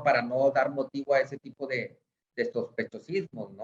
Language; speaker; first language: Spanish; native; Spanish